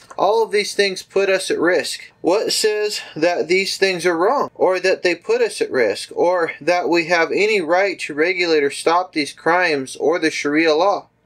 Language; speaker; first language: English; native; English